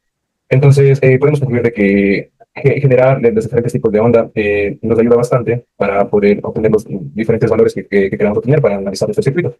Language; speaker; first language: Spanish; native; Spanish